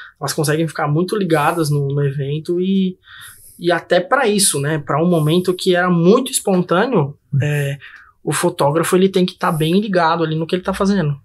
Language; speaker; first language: Portuguese; native; Portuguese